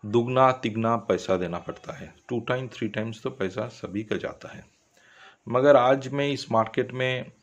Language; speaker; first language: Hindi; non-native, local second language; Bangla